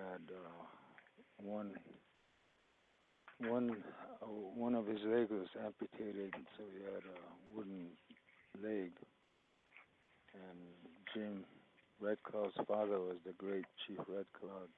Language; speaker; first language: English; early bilingual, other home language; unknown